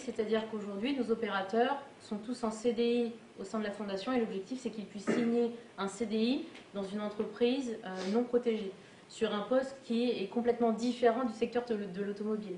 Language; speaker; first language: French; native; French